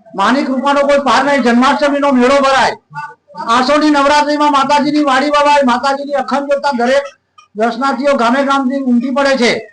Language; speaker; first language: Gujarati; native; Gujarati